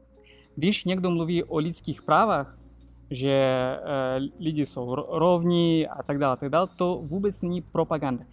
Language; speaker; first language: Czech; non-native, fluent; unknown